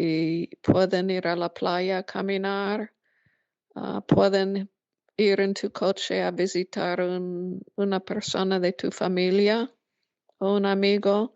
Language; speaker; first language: Spanish; non-native, fluent; English